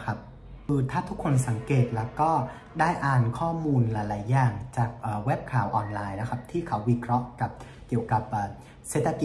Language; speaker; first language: Thai; non-native, fluent; Vietnamese